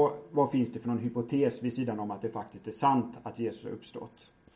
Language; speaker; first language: Swedish; native; Swedish